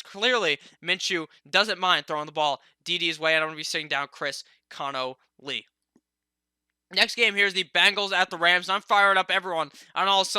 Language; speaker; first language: English; native; English